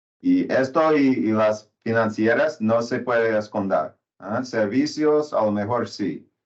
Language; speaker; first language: Spanish; non-native, learner; English